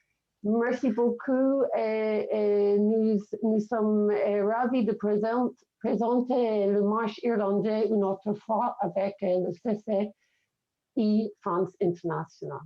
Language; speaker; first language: French; non-native, fluent; English